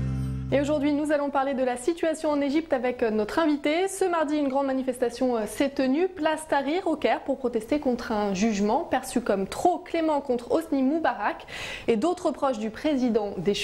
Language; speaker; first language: French; native; French